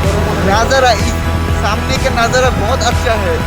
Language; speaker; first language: Hindi; non-native, learner; Bangla